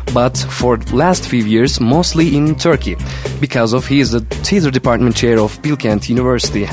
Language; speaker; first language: English; non-native, fluent; Turkish